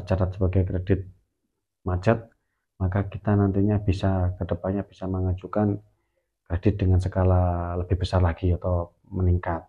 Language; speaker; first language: Indonesian; native; Indonesian